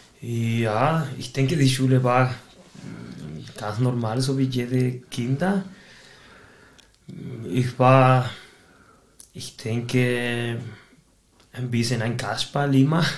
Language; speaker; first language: German; non-native, fluent; Spanish